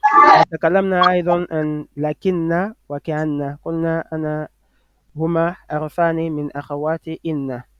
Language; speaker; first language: Arabic; non-native, fluent; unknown